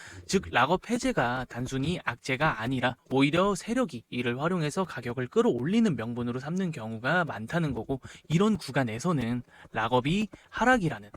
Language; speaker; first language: Korean; native; Korean